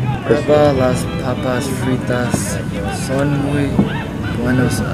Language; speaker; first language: Spanish; non-native, learner; English